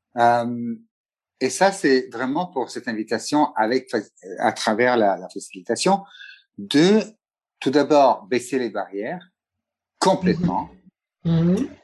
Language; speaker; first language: French; non-native, fluent; Italian